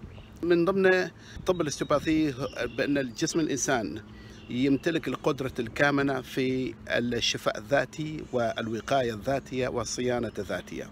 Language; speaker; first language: Arabic; native; Arabic